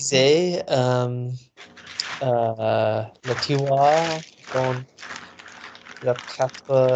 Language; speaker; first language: French; non-native, learner; English